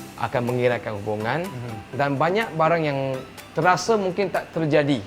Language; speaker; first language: Malay; non-native, local second language; Chinese